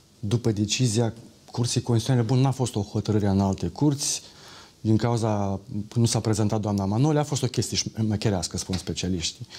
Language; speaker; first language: Romanian; native; Romanian